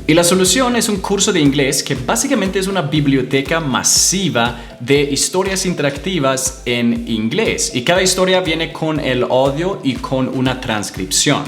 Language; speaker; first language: Spanish; non-native, fluent; English